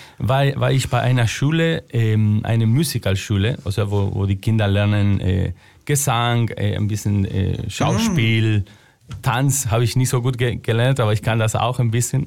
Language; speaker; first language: German; non-native, fluent; Spanish